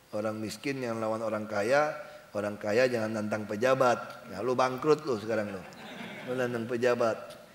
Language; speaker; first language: Indonesian; native; Indonesian